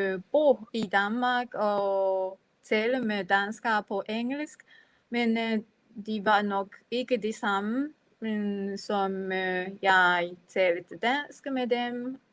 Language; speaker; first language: Danish; non-native, fluent; Japanese